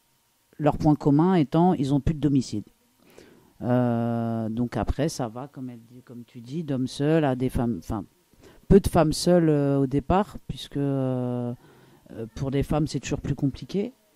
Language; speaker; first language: French; native; French